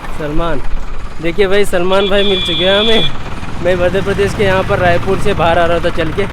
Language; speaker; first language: Hindi; non-native, local second language; Kannada